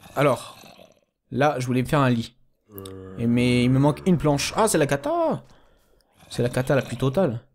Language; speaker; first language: French; native; French